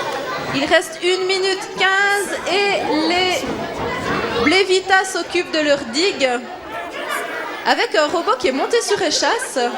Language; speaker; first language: French; native; French